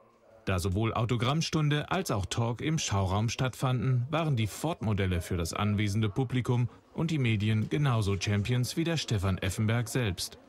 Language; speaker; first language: German; native; German